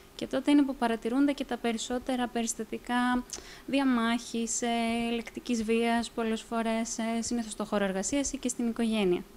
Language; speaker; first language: Greek; native; Greek